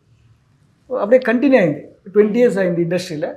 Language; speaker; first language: Telugu; non-native, learner; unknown